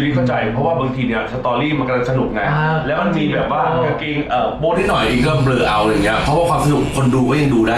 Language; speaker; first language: Thai; native; Thai